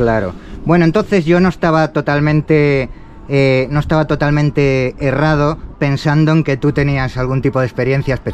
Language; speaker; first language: Spanish; native; Spanish